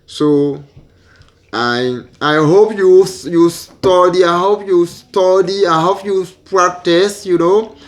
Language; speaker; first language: English; non-native, learner; Haitian Creole